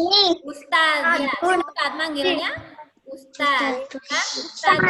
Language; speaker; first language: Indonesian; native; Indonesian